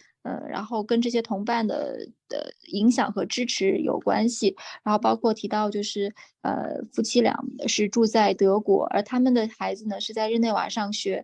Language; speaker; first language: Chinese; native; Chinese